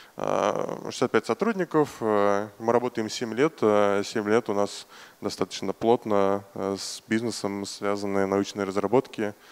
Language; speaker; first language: Russian; native; Russian